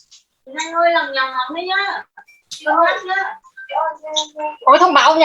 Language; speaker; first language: Vietnamese; native; Vietnamese